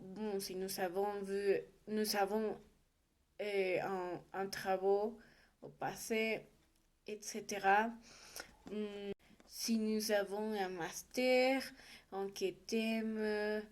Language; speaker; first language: French; non-native, learner; Spanish